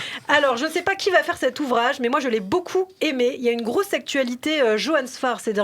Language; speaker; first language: French; native; French